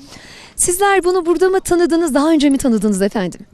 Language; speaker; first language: Turkish; native; Turkish